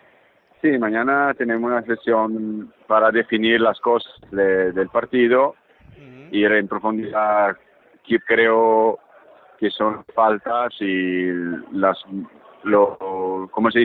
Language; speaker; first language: Spanish; early bilingual, heritage; Italian